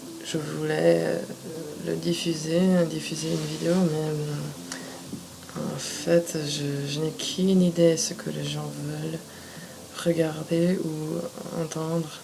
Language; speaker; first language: French; non-native, fluent; English